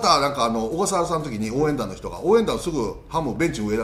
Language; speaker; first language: Japanese; native; Japanese